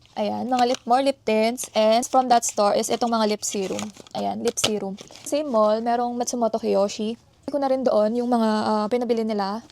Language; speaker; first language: Filipino; native; Filipino